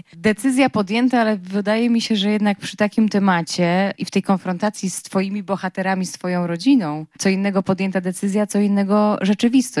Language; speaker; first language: Polish; native; Polish